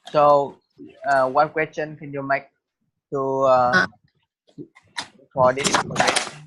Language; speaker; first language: English; non-native, learner; Vietnamese